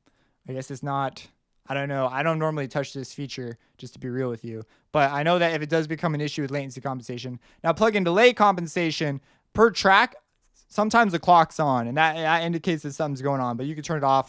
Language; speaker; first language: English; native; English